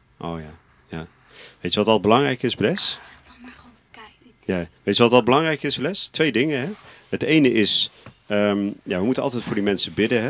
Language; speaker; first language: Dutch; native; Dutch